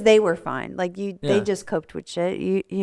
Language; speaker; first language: English; native; English